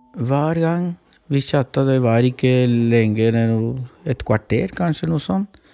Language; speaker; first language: Norwegian; non-native, fluent; Spanish